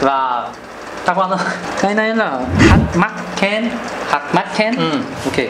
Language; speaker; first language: Vietnamese; non-native, learner; Korean